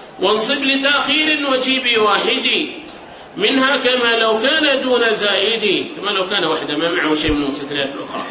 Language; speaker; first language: Arabic; native; Arabic